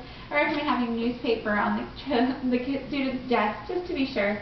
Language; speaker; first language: English; native; English